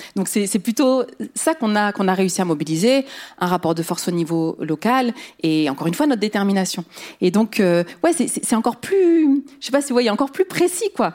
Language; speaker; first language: French; early bilingual, other home language; Riffian